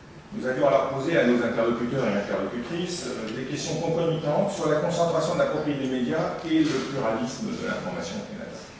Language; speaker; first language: French; native; French